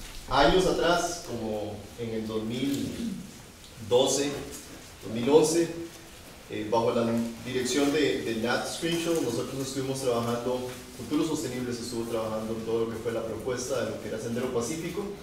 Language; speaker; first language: Spanish; native; Spanish